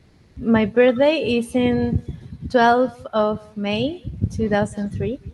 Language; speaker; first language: English; non-native, fluent; Spanish